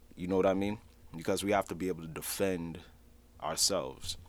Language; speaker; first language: English; native; English